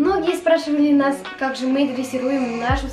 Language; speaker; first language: Russian; native; Russian